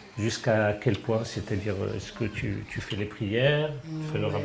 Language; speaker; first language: French; native; French